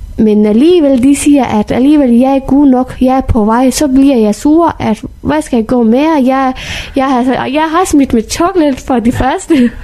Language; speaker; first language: Danish; non-native, fluent; Persian